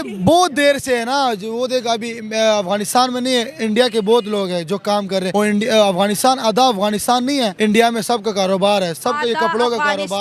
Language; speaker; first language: Hindi; non-native, local second language; Pashto